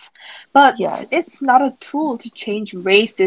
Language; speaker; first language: English; non-native, fluent; Korean